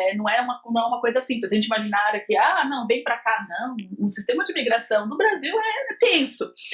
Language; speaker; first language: Portuguese; native; Portuguese